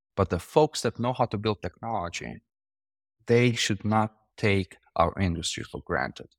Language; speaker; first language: English; non-native, fluent; Romanian